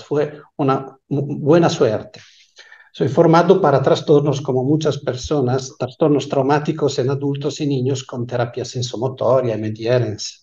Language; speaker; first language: Spanish; non-native, fluent; Italian